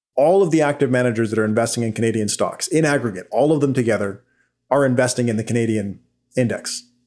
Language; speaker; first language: English; native; English